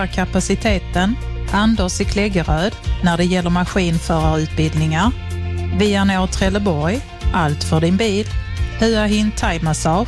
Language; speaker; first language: Swedish; native; Swedish